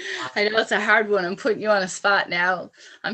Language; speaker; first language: English; native; English